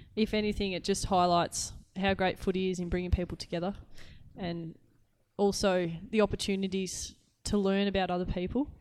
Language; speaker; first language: English; native; English